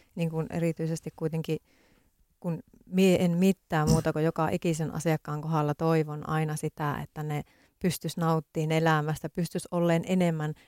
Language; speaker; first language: Finnish; native; Finnish